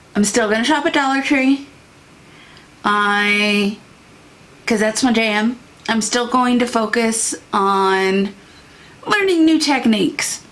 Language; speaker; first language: English; native; English